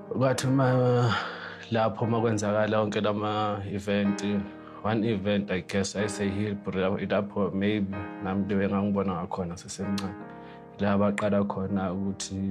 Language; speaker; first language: Zulu; native; Zulu